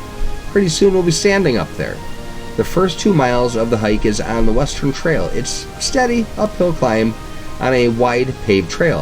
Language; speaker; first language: English; native; English